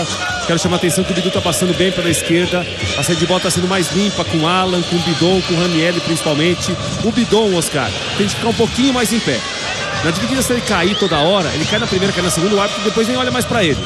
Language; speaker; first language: Portuguese; native; Portuguese